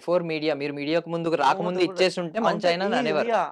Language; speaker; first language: Telugu; native; Telugu